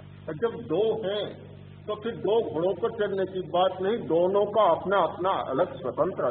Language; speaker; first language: Hindi; native; Hindi